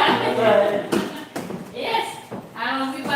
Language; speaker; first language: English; non-native, local second language; French